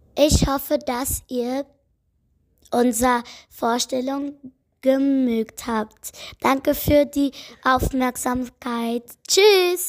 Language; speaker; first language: German; non-native, learner; Portuguese